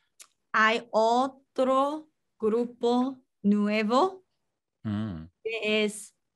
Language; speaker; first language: Spanish; non-native, learner; Chinese